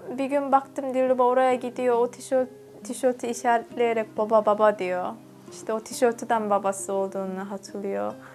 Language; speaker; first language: Turkish; non-native, fluent; Korean